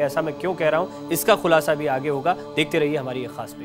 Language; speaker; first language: Hindi; native; Hindi